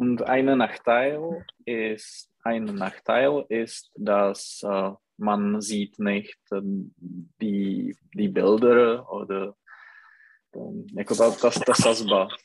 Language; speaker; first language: German; non-native, learner; Czech